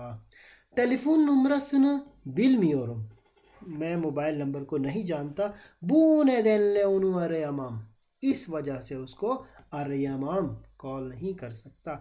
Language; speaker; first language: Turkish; non-native, fluent; Urdu